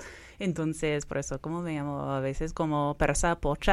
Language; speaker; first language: Spanish; non-native, fluent; English